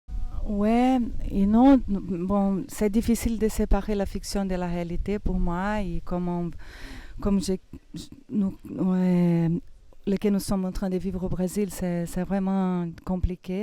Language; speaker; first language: French; non-native, fluent; Portuguese